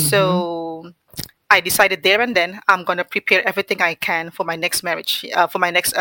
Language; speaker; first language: English; non-native, fluent; Dutch